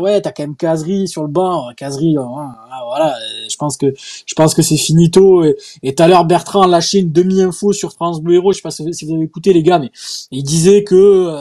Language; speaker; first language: French; native; French